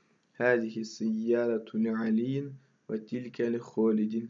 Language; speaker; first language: Arabic; non-native, fluent; Russian